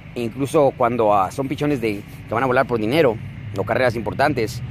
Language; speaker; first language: Spanish; native; Spanish